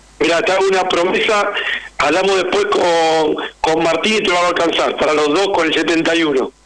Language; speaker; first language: Spanish; native; Spanish